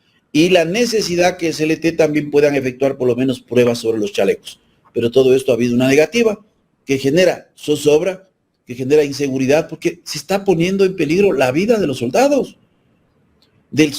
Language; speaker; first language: Spanish; native; Spanish